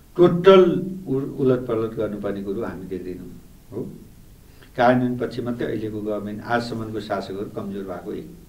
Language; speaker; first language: Nepali; native; Nepali